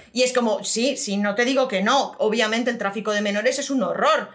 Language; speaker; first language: Spanish; native; Spanish